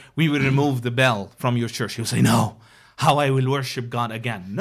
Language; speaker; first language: English; non-native, fluent; Arabic